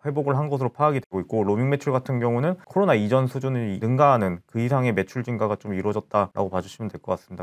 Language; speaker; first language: Korean; native; Korean